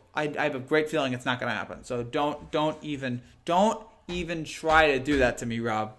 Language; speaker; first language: English; native; English